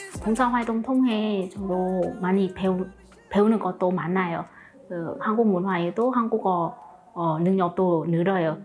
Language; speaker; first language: Korean; non-native, fluent; Vietnamese